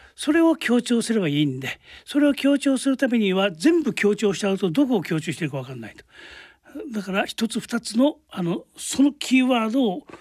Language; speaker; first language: Japanese; native; Japanese